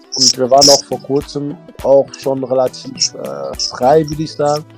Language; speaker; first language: German; early bilingual, other home language; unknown